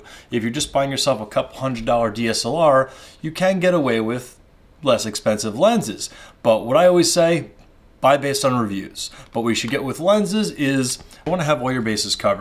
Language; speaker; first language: English; native; English